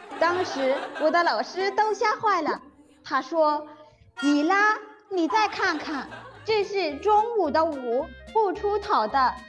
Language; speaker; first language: Chinese; non-native, fluent; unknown